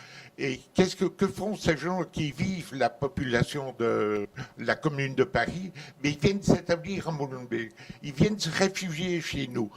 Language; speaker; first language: French; native; French